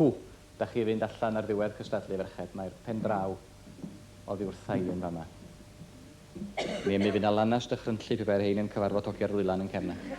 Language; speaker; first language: Welsh; native; Welsh